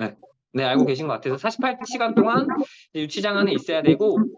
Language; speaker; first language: Korean; native; Korean